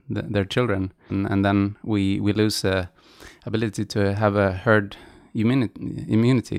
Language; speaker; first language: English; non-native, fluent; Swedish